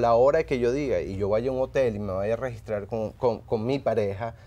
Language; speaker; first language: Spanish; native; Spanish